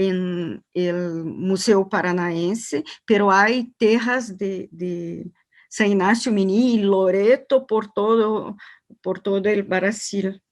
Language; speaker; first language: Spanish; non-native, learner; Portuguese